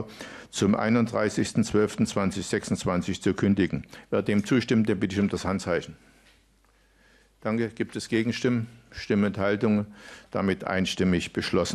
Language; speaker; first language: German; native; German